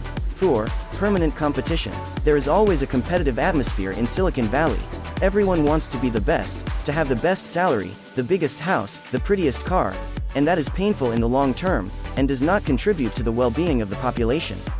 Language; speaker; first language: English; non-native, learner; French